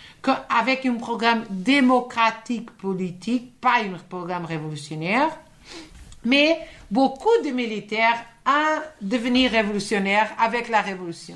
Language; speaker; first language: French; non-native, fluent; Portuguese